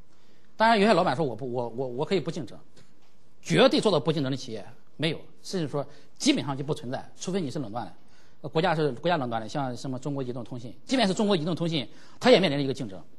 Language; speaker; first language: Chinese; native; Chinese